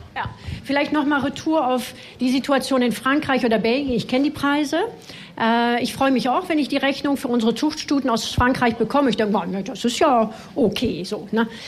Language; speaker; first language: German; non-native, fluent; French